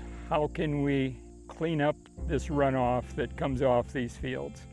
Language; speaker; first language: English; native; English